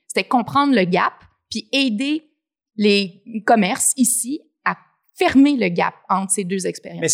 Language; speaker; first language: French; native; French